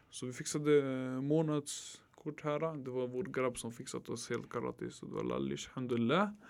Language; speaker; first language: Swedish; early bilingual, other home language; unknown